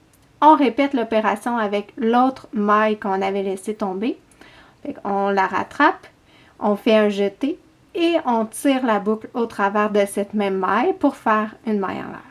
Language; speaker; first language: French; native; French